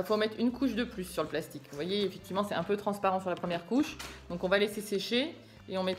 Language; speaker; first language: French; native; French